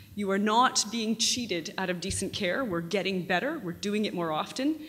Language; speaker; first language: English; native; English